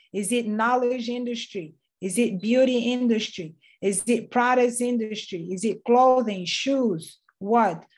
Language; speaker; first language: English; non-native, fluent; Portuguese